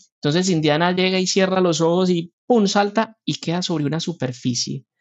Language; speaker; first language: Spanish; native; Spanish